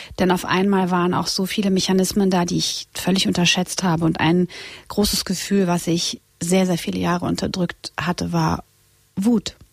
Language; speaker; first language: German; early bilingual, other home language; Croatian